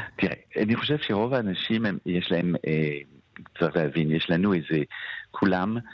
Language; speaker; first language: Hebrew; non-native, fluent; French